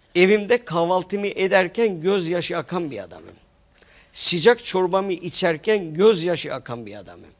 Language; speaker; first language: Turkish; native; Turkish